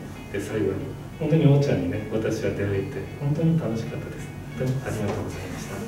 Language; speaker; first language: Japanese; native; Japanese